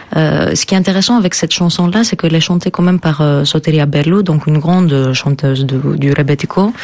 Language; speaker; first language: French; non-native, fluent; Greek